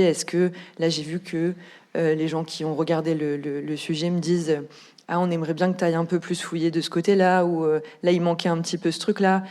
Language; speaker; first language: French; native; French